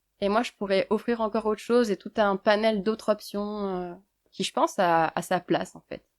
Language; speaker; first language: French; native; French